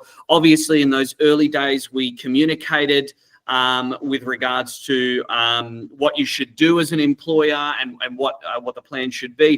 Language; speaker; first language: English; native; English